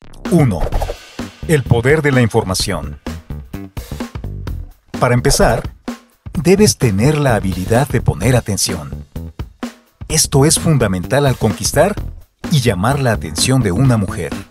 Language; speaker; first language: Spanish; native; Spanish